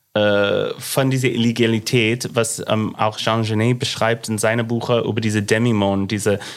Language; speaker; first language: German; non-native, fluent; English